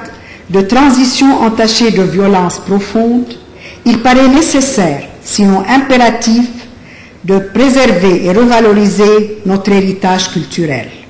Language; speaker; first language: French; non-native, local second language; Arabic